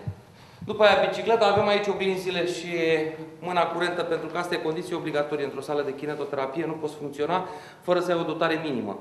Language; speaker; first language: Romanian; native; Romanian